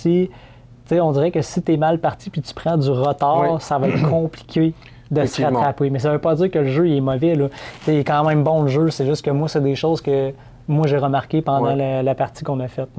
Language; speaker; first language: French; native; French